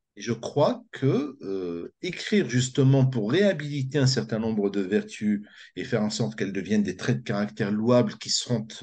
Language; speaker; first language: French; native; French